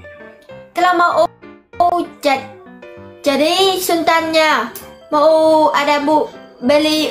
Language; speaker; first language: Indonesian; non-native, learner; Vietnamese